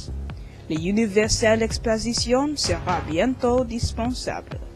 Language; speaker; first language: French; non-native, learner; English